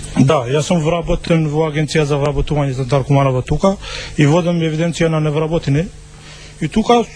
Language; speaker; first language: Macedonian; non-native, local second language; Albanian